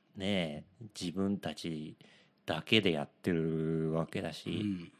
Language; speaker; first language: Japanese; native; Japanese